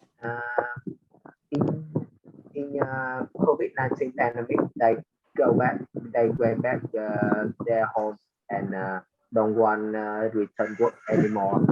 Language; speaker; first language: English; non-native, learner; Vietnamese